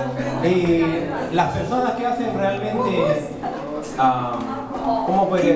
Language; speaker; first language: Spanish; early bilingual, heritage; Spanish